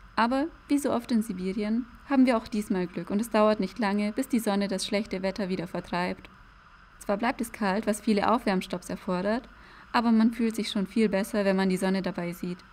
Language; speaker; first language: German; native; German